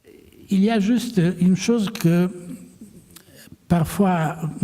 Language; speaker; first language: French; non-native, fluent; Italian